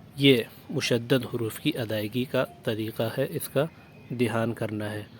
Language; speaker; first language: Urdu; native; Urdu